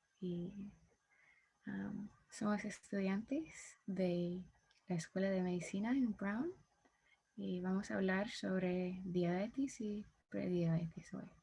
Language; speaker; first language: Spanish; non-native, learner; English